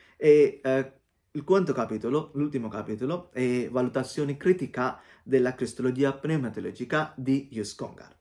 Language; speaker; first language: Italian; non-native, fluent; Sinhala